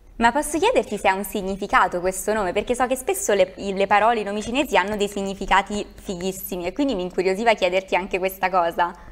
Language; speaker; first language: Italian; native; Italian